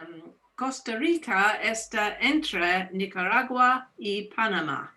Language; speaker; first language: Spanish; non-native, learner; English